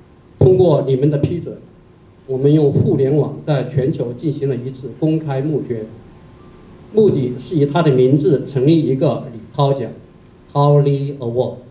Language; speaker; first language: Chinese; native; Chinese